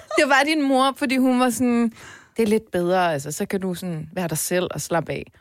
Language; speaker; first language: Danish; native; Danish